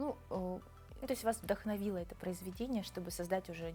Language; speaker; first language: Russian; native; Russian